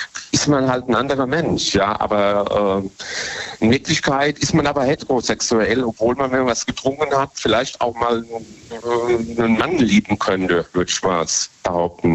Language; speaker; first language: German; native; German